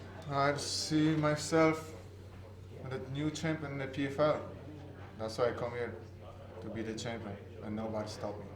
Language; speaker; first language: English; non-native, fluent; Polish